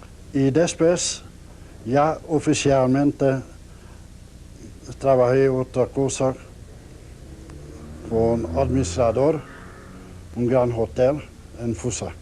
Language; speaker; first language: Spanish; non-native, learner; Hungarian